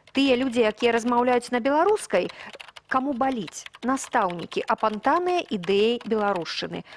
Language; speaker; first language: Belarusian; native; Belarusian